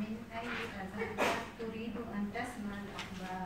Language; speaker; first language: Arabic; non-native, learner; Urdu